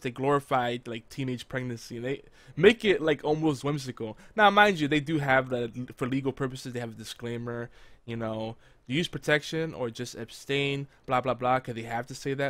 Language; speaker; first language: English; native; English